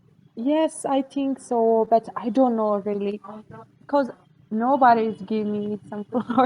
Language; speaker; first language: English; non-native, learner; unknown